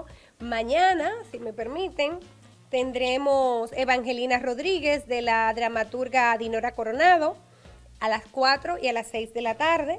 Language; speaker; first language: Spanish; native; Spanish